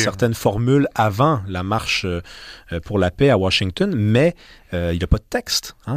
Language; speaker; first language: French; native; French